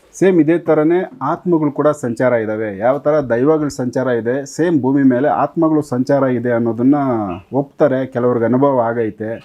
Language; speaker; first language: Kannada; native; Kannada